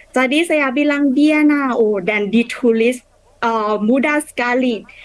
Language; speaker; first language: Indonesian; non-native, fluent; Thai